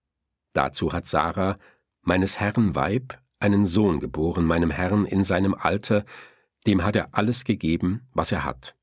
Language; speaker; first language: German; native; German